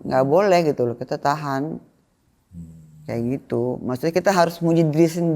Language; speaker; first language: Indonesian; native; Indonesian